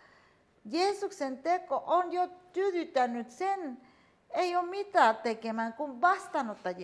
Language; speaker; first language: Finnish; non-native, fluent; Spanish